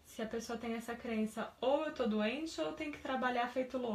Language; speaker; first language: Portuguese; native; Portuguese